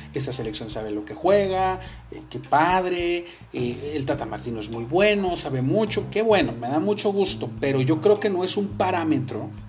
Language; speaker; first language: Spanish; native; Spanish